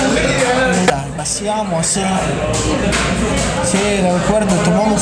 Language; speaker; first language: Spanish; non-native, learner; Arabic